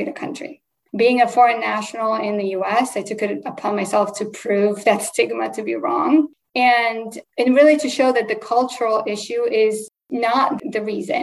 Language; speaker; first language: English; non-native, fluent; Polish